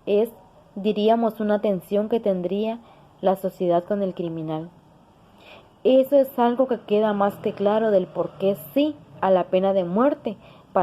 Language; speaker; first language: Spanish; native; Spanish